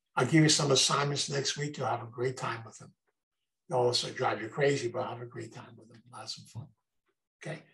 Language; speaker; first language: English; native; English